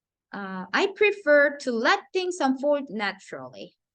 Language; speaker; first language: English; non-native, fluent; Korean